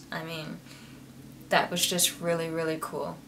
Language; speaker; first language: English; native; English